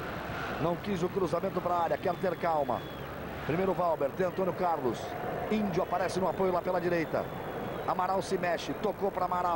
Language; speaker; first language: Portuguese; native; Portuguese